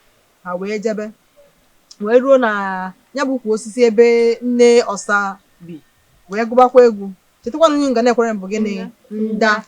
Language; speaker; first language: Igbo; native; Igbo